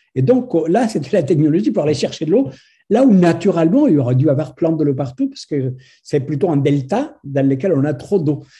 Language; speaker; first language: French; non-native, fluent; Spanish